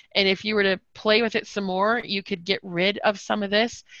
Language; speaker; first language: English; native; English